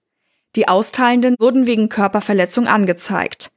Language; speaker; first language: German; native; German